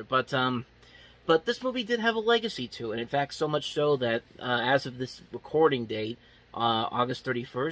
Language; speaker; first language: English; native; English